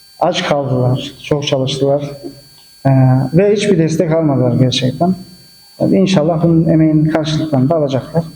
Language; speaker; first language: Turkish; early bilingual, heritage; Turkish